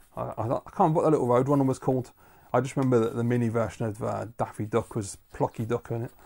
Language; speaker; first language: English; native; English